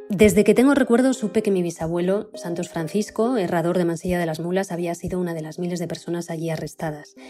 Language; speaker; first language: Spanish; native; Spanish